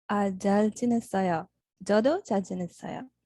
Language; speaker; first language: Korean; non-native, learner; Filipino